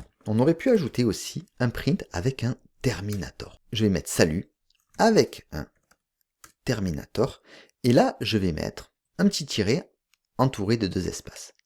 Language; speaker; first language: French; native; French